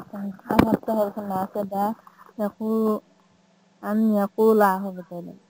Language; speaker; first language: Arabic; non-native, learner; Bangla